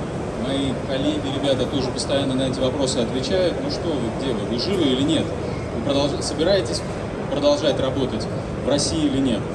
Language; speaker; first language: Russian; native; Russian